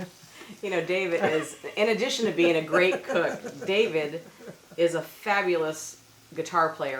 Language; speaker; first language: English; native; English